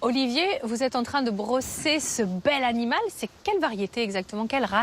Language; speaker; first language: French; native; French